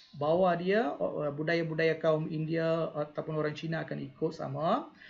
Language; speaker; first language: Malay; non-native, local second language; Tamil